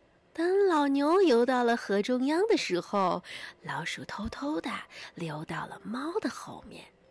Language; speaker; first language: Chinese; native; Chinese